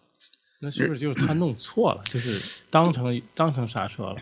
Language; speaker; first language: Chinese; native; Chinese